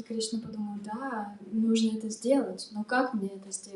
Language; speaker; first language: Russian; native; Russian